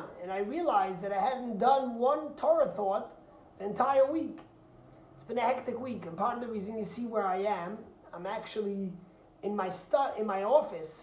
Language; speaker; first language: English; native; English